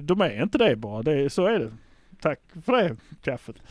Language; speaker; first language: Swedish; native; Swedish